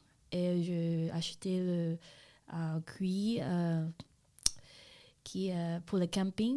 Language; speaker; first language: French; non-native, learner; Chinese